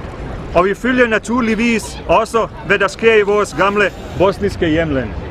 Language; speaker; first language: Danish; non-native, fluent; Bosnian